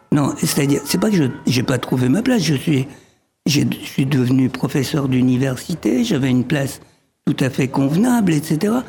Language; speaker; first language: French; early bilingual, other home language; Arabic